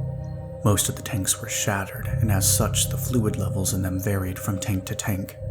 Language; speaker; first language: English; native; English